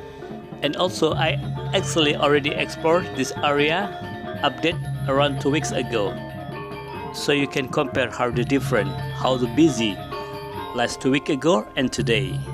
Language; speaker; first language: English; non-native, local second language; Indonesian